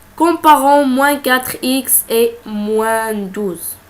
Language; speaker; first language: French; non-native, local second language; Arabic